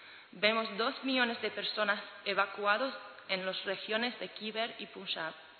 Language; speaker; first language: Spanish; non-native, fluent; English